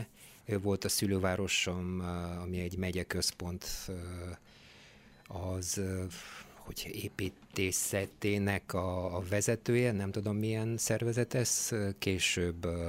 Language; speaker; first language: Hungarian; non-native, fluent; Bulgarian